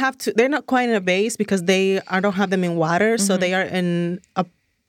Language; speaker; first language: English; non-native, fluent; Spanish